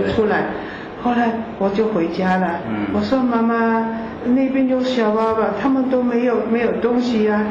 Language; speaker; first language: Chinese; non-native, fluent; German